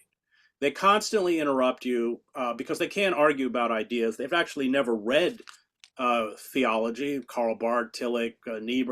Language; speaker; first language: English; native; English